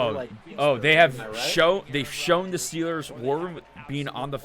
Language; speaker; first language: English; native; English